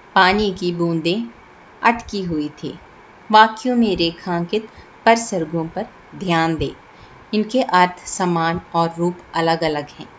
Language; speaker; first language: Hindi; non-native, local second language; Malayalam